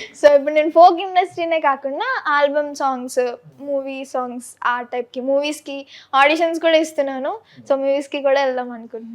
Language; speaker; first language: Telugu; native; Telugu